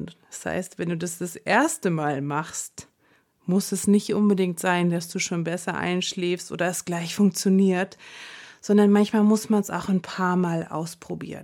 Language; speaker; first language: German; native; German